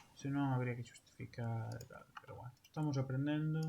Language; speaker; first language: Spanish; native; Spanish